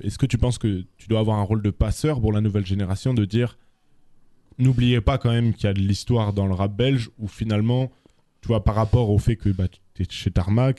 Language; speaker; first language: French; native; French